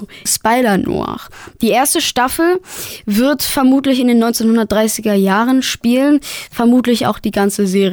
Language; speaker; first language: German; native; German